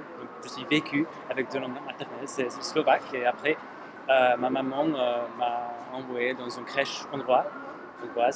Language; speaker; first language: French; non-native, fluent; Slovak